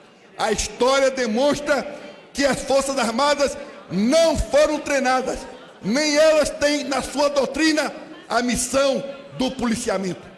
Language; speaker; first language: Portuguese; native; Portuguese